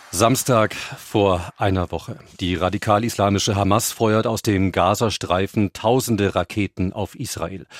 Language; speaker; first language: German; native; German